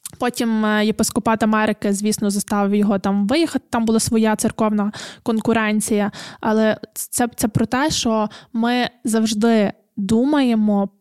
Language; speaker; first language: Ukrainian; native; Ukrainian